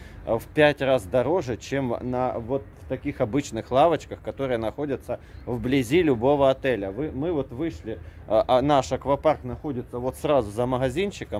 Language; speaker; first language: Russian; native; Russian